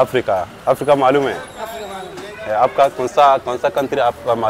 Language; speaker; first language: Hindi; non-native, learner; Arabic